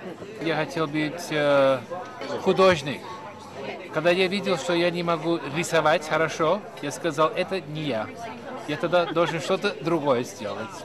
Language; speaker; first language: Russian; early bilingual, heritage; Russian